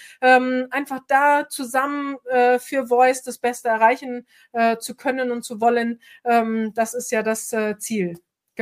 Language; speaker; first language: German; native; German